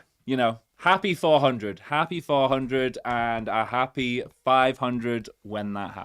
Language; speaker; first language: English; native; English